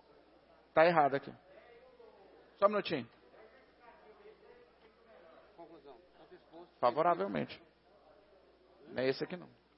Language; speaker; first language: Portuguese; native; Portuguese